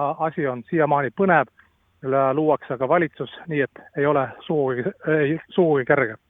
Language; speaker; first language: Estonian; non-native, fluent; Latvian